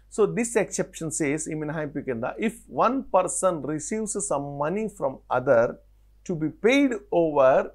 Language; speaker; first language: English; non-native, local second language; Telugu